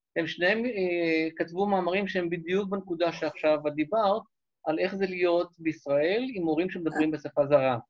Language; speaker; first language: Hebrew; native; Hebrew